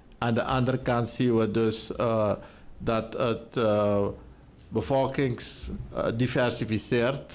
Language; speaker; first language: Dutch; native; Dutch